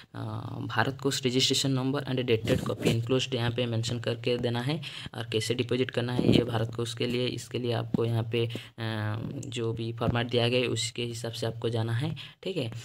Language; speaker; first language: Hindi; non-native, local second language; Odia